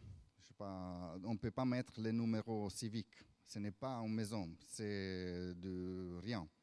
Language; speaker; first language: French; non-native, fluent; Italian